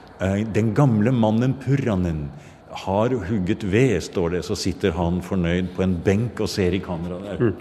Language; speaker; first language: Norwegian; native; Norwegian